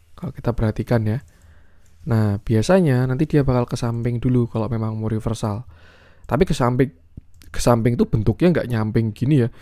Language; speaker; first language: Indonesian; native; Indonesian